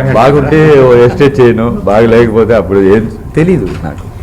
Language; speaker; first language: Telugu; non-native, learner; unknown